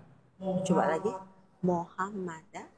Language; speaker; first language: Indonesian; native; Indonesian